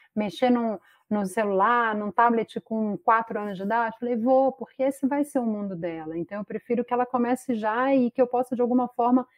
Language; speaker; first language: Portuguese; native; Portuguese